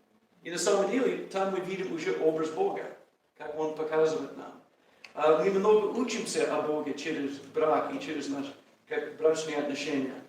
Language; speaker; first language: Russian; non-native, learner; English